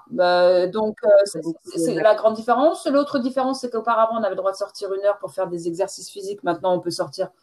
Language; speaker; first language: French; native; French